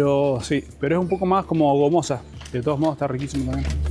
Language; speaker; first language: Spanish; native; Spanish